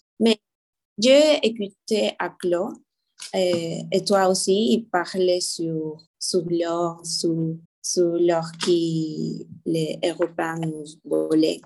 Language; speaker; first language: French; non-native, learner; Spanish